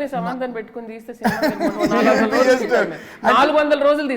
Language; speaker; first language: Telugu; native; Telugu